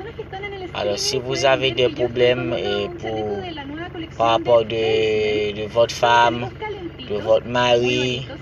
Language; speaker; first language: French; non-native, learner; Haitian Creole